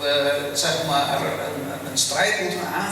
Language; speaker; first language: Dutch; early bilingual, other home language; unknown